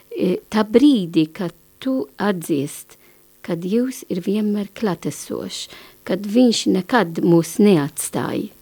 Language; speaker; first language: Latvian; non-native, learner; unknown